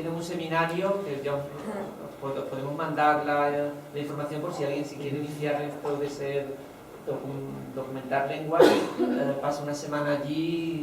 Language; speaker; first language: Spanish; native; Spanish